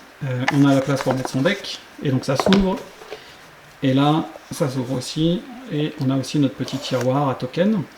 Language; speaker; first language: French; native; French